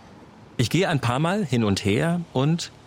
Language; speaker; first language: German; native; German